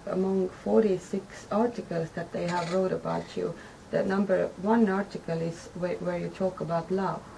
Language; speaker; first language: English; non-native, fluent; Estonian